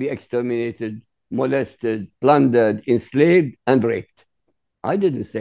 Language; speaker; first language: English; non-native, fluent; Arabic